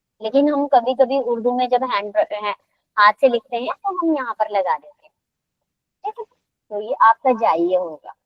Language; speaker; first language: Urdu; native; Urdu